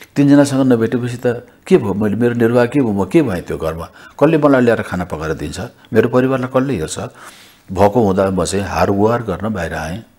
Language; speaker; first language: Nepali; native; Nepali